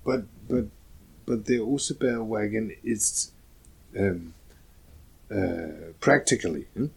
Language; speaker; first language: English; non-native, fluent; Danish